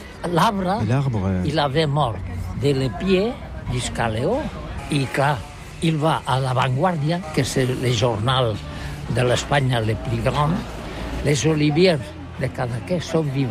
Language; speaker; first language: French; non-native, learner; Catalan